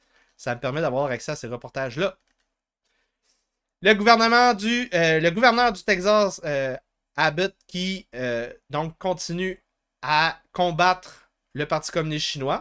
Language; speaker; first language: French; native; French